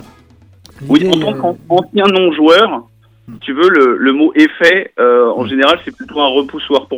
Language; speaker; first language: French; native; French